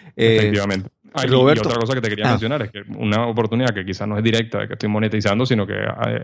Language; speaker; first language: Spanish; native; Spanish